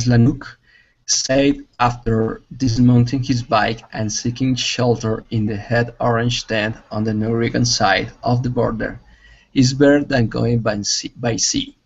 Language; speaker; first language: English; non-native, learner; Spanish